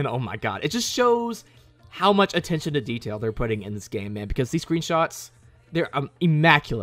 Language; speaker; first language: English; native; English